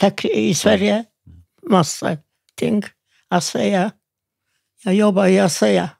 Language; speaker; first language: Norwegian; non-native, fluent; Yiddish